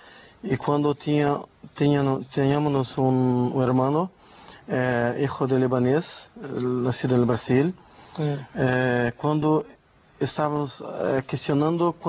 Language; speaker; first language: Spanish; non-native, learner; Portuguese